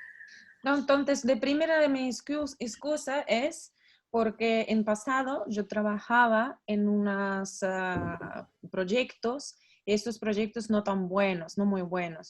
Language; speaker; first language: Spanish; non-native, learner; Russian